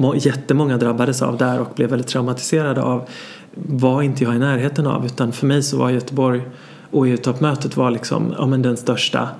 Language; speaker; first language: Swedish; native; Swedish